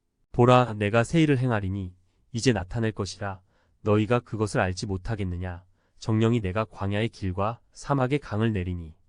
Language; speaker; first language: Korean; native; Korean